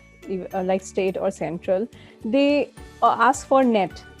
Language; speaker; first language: English; non-native, local second language; Hindi